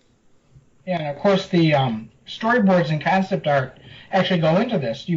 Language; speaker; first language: English; native; English